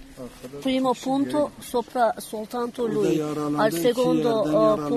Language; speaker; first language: Italian; non-native, learner; Kurdish